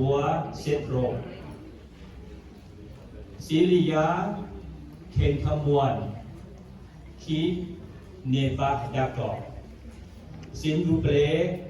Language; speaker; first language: French; non-native, learner; Thai